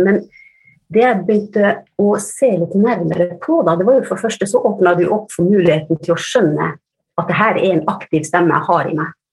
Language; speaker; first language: Norwegian; early bilingual, other home language; Finnish